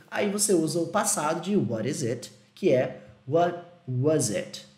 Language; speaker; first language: English; non-native, fluent; Portuguese